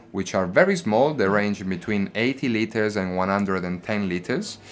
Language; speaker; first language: English; non-native, fluent; Italian